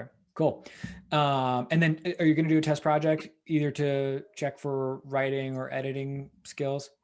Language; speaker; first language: English; native; English